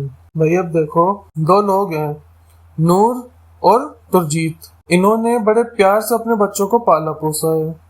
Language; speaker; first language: Hindi; native; Hindi